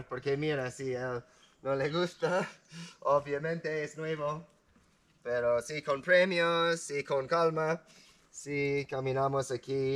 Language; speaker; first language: Spanish; non-native, fluent; English